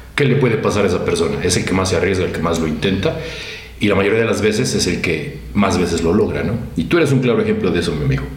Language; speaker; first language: Spanish; native; Spanish